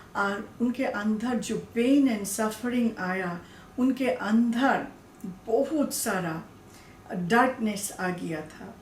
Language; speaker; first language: Hindi; non-native, learner; Bangla